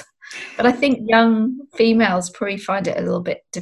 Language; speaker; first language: English; native; English